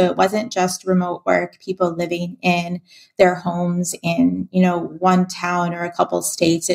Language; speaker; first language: English; native; English